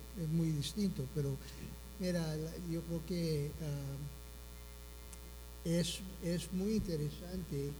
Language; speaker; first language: Spanish; early bilingual, heritage; Spanish